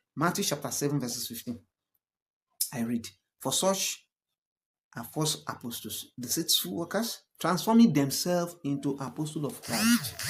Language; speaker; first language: English; non-native, local second language; Yoruba